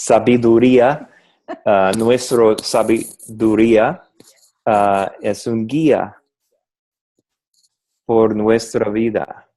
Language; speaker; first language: Spanish; non-native, learner; English